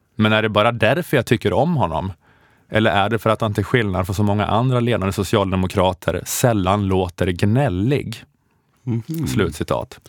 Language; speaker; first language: Swedish; native; Swedish